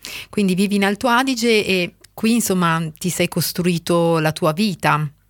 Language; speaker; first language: Italian; native; Italian